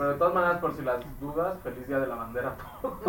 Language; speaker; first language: Spanish; native; Spanish